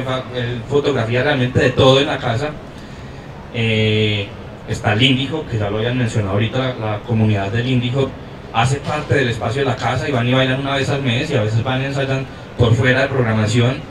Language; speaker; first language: Spanish; native; Spanish